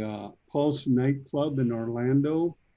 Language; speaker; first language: English; native; English